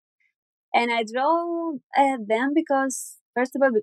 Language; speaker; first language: English; non-native, learner; Spanish